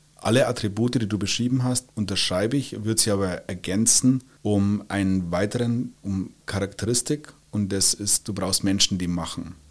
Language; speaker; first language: German; native; German